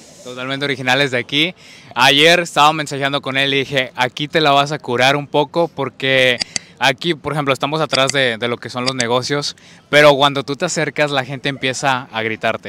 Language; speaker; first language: Spanish; native; Spanish